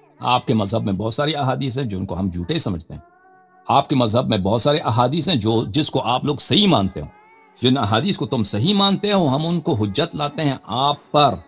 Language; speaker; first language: Urdu; non-native, fluent; Persian